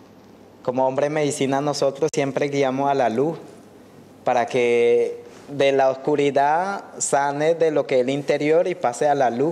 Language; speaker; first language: Spanish; non-native, local second language; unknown